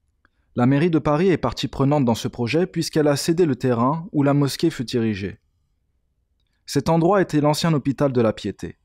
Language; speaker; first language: French; native; French